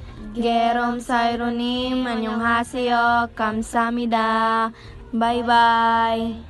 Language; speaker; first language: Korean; non-native, learner; Cebuano